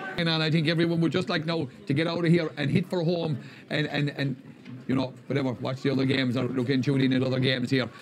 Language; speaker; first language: English; native; English